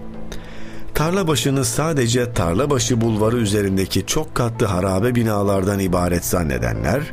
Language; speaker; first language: Turkish; native; Turkish